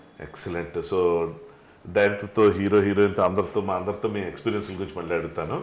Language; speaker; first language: Telugu; native; Telugu